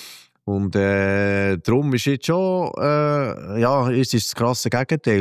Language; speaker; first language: German; native; German